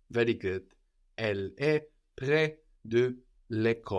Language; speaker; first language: French; non-native, fluent; English